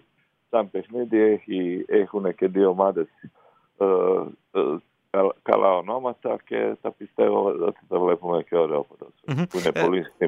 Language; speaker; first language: Greek; non-native, fluent; Croatian